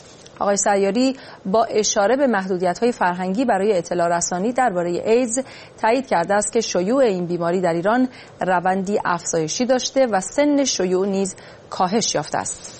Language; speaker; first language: Persian; native; Persian